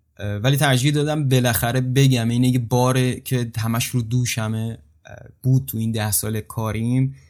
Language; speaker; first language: Persian; native; Persian